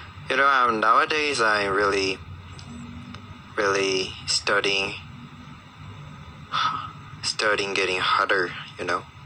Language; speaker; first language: English; non-native, learner; Korean